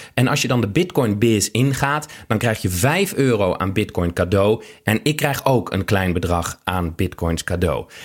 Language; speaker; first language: Dutch; native; Dutch